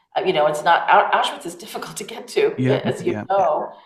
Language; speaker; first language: English; native; English